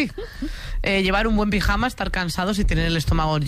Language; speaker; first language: Spanish; native; Spanish